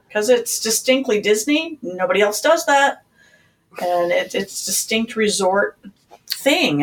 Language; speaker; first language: English; native; English